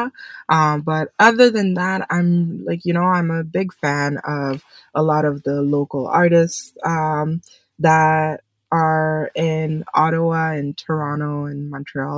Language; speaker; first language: English; native; English